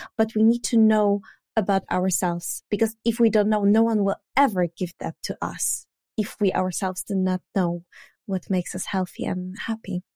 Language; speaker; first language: English; non-native, fluent; Polish